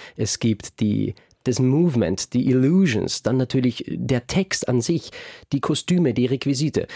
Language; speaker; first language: German; native; German